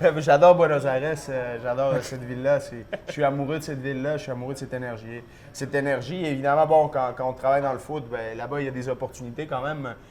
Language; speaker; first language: French; early bilingual, other home language; Spanish